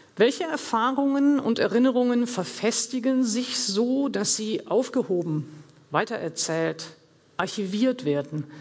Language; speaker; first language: German; native; German